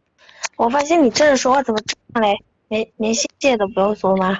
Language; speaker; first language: Chinese; native; Chinese